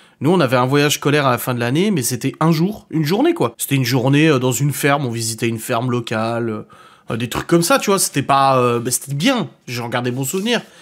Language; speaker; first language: French; native; French